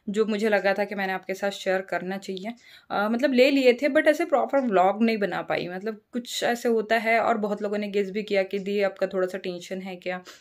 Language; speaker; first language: Hindi; non-native, local second language; Marathi